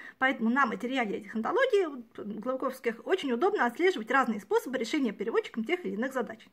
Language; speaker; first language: Russian; native; Russian